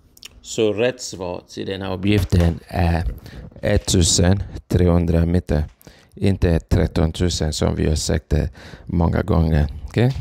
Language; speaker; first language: Swedish; non-native, fluent; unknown